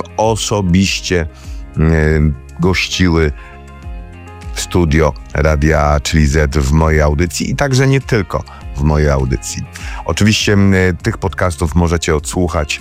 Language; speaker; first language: Polish; native; Polish